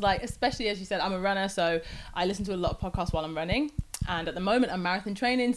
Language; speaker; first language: English; native; English